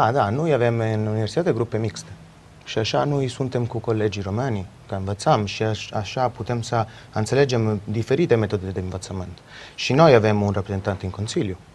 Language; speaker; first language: Romanian; non-native, learner; Italian